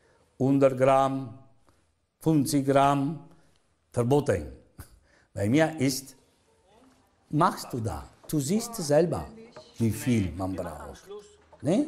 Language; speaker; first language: German; non-native, learner; Italian